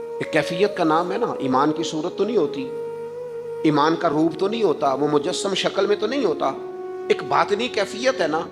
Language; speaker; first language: Urdu; non-native, local second language; Punjabi